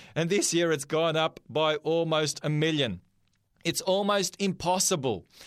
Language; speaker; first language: English; non-native, fluent; Macedonian